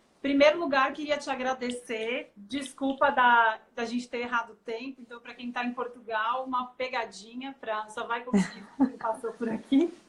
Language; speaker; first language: Portuguese; native; Portuguese